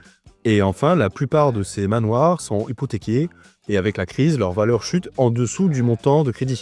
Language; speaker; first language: French; native; French